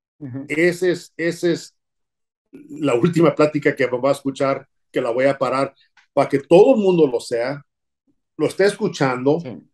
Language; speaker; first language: Spanish; early bilingual, heritage; Spanish